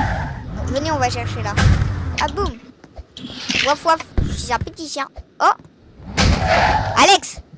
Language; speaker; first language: French; native; French